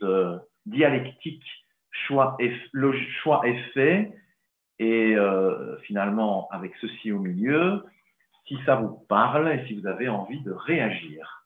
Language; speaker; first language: French; native; French